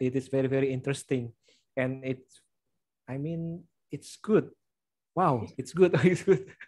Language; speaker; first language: English; non-native, learner; Indonesian